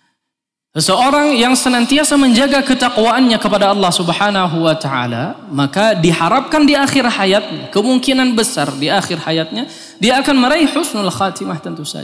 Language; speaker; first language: Indonesian; native; Indonesian